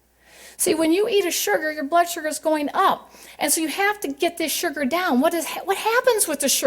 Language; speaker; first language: English; native; English